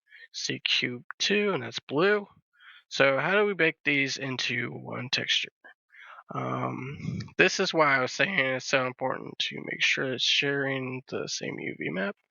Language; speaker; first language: English; native; English